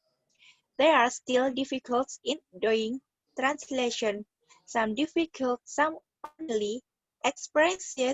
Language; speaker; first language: English; non-native, learner; Indonesian